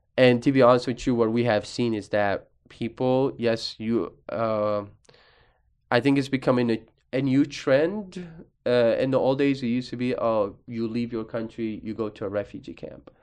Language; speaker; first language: English; early bilingual, other home language; Arabic